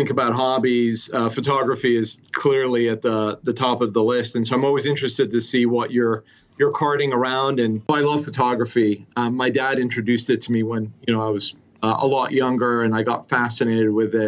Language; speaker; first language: English; native; English